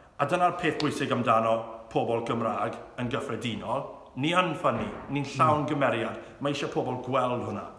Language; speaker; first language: Welsh; non-native, local second language; English